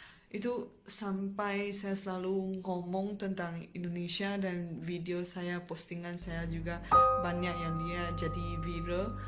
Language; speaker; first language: Indonesian; non-native, fluent; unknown